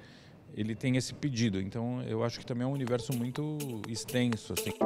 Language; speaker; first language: Portuguese; native; Portuguese